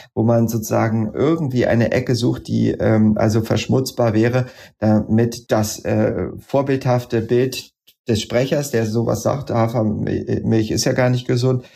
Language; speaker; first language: German; native; German